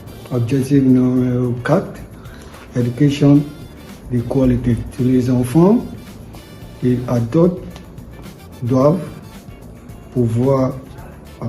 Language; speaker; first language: French; non-native, learner; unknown